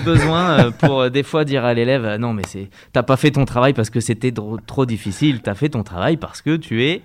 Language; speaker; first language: French; native; French